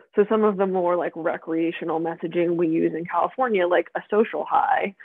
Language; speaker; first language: English; native; English